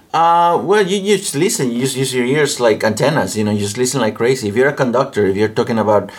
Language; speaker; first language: English; non-native, fluent; Spanish